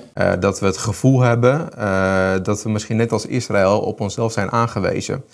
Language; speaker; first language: Dutch; early bilingual, other home language; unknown